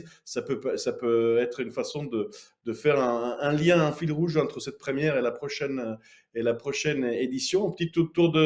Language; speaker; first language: French; native; French